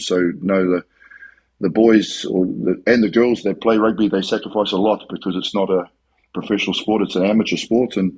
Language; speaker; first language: English; native; English